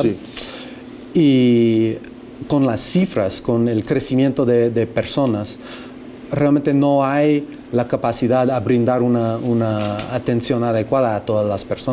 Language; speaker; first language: Spanish; non-native, fluent; English